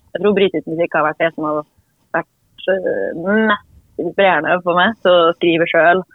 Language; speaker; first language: Norwegian; native; Norwegian